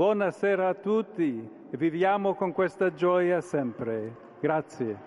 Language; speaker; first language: Italian; non-native, fluent; English